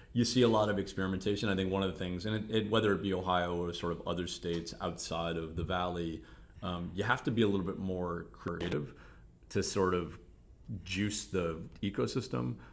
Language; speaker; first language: English; native; English